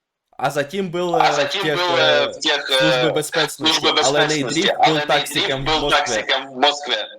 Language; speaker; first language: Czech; non-native, learner; Russian